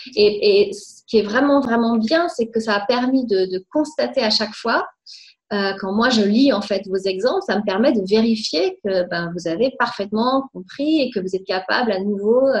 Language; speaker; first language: French; native; French